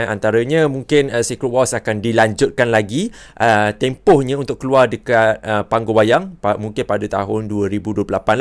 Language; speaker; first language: Malay; native; Malay